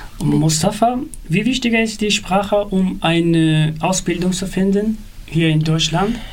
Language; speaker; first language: German; non-native, learner; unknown